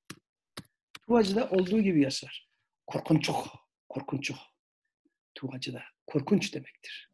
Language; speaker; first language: Turkish; native; Turkish